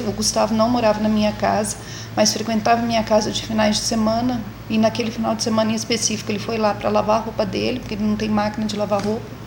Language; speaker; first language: Portuguese; native; Portuguese